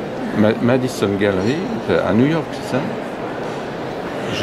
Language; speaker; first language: French; native; French